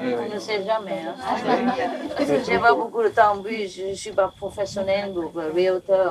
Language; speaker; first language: French; non-native, learner; Vietnamese